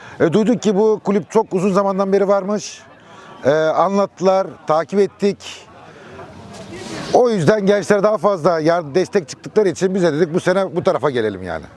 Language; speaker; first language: Turkish; early bilingual, heritage; Turkish